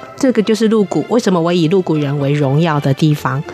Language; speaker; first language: Chinese; native; Chinese